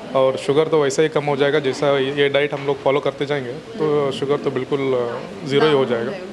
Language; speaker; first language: Hindi; non-native, local second language; Kannada